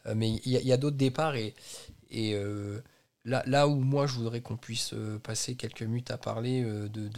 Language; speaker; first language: French; native; French